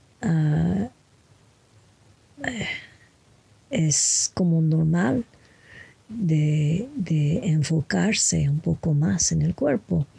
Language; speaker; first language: Spanish; non-native, fluent; French